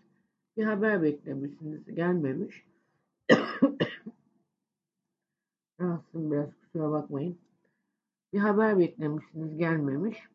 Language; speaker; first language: Turkish; native; Turkish